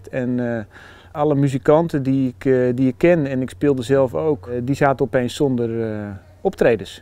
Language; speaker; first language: Dutch; native; Dutch